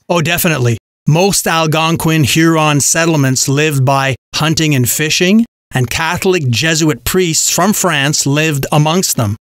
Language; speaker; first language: English; native; English